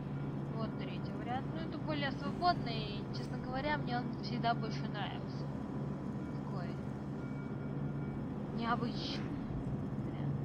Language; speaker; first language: Russian; native; Russian